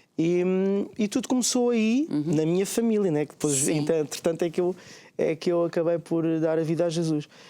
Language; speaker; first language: Portuguese; native; Portuguese